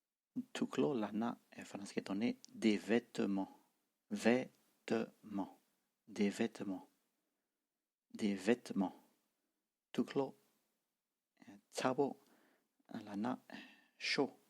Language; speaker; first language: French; non-native, fluent; Tibetan